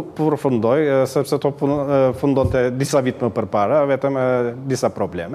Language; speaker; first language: Albanian; early bilingual, heritage; Albanian